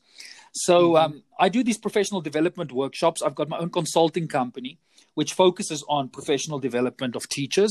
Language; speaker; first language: English; non-native, local second language; Afrikaans